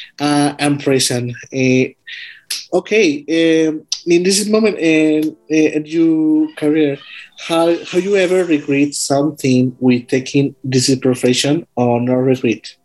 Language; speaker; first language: English; non-native, learner; Spanish